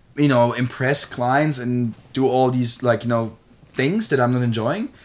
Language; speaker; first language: English; non-native, fluent; German